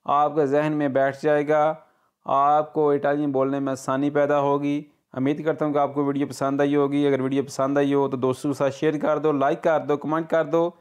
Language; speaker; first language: Urdu; non-native, local second language; Punjabi